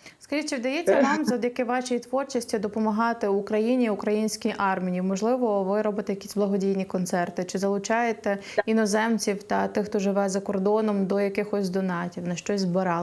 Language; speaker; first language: Ukrainian; native; Ukrainian